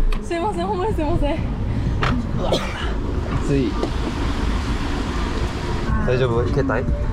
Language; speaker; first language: Japanese; non-native, learner; Korean